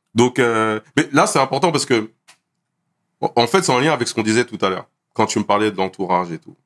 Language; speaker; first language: French; native; French